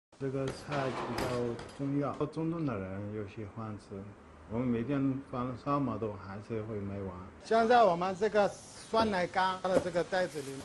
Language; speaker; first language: Chinese; non-native, learner; Arabic